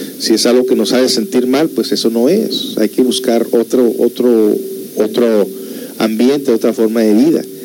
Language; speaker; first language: Spanish; early bilingual, heritage; Spanish